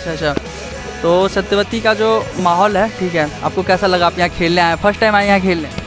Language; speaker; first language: Hindi; native; Hindi